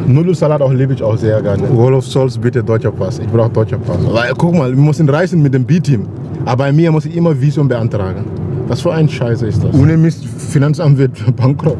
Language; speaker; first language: German; non-native, learner; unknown